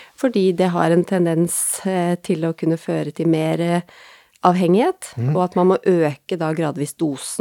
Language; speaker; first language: Norwegian; native; Norwegian